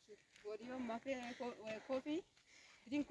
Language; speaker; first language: English; non-native, learner; Amharic